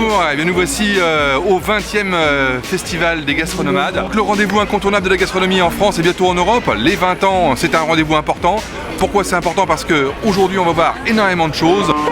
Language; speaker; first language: French; native; French